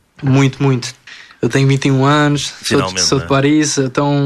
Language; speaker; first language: Portuguese; early bilingual, other home language; French